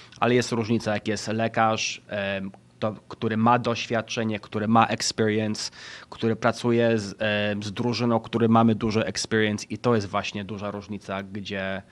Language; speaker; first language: Polish; early bilingual, heritage; Polish